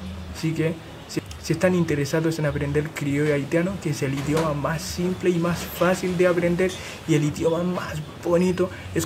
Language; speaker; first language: Spanish; non-native, fluent; Haitian Creole